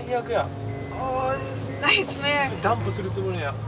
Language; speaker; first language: Japanese; native; Japanese